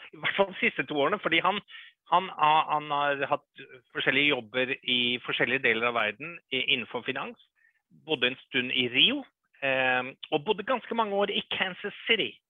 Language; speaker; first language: Norwegian; early bilingual, other home language; English